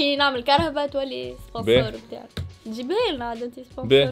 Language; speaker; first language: Arabic; native; Arabic